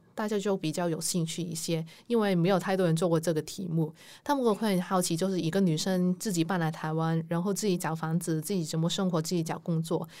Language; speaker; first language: Chinese; non-native, local second language; Cantonese